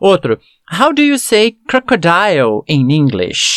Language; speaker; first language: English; non-native, fluent; Portuguese